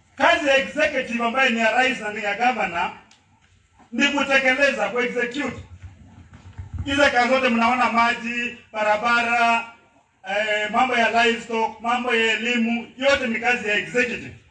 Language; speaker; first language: Swahili; non-native, local second language; Luyia